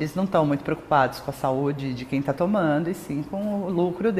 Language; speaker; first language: Portuguese; native; Portuguese